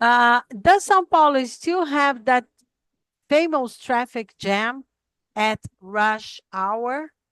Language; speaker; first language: English; non-native, fluent; Portuguese